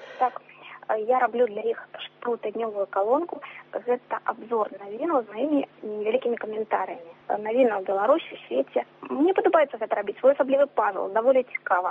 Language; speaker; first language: Belarusian; native; Belarusian